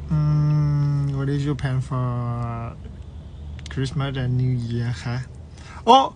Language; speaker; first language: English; non-native, learner; Thai